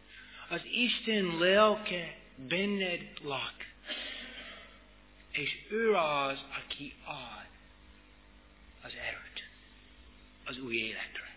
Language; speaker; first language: Hungarian; non-native, fluent; English